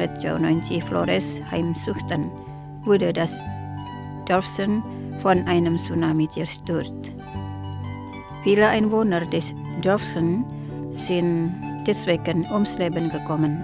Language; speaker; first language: German; non-native, fluent; Indonesian